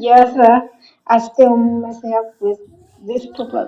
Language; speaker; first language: English; non-native, learner; Vietnamese